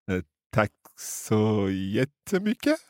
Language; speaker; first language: Swedish; non-native, learner; English